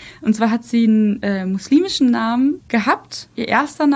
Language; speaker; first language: German; early bilingual, other home language; Russian